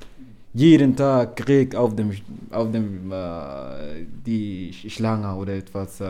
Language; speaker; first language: German; non-native, learner; Arabic